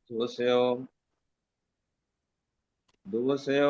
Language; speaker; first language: Korean; non-native, learner; Bangla